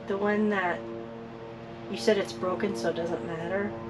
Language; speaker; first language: English; native; English